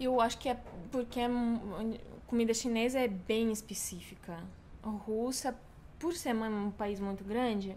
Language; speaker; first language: Portuguese; non-native, fluent; Russian